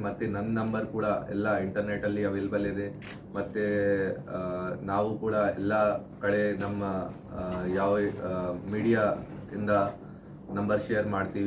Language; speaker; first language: Kannada; non-native, local second language; Hindi